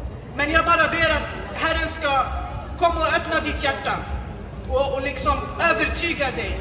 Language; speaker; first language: Swedish; non-native, fluent; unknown